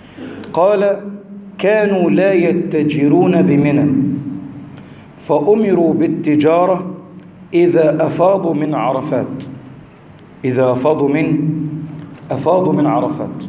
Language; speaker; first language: Arabic; native; Arabic